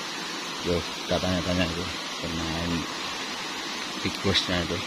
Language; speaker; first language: Indonesian; non-native, local second language; Javanese